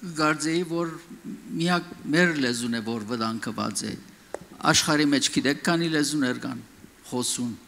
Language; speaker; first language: Armenian; early bilingual, heritage; Armenian